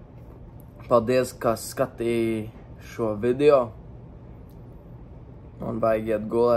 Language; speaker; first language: Latvian; early bilingual, heritage; Latvian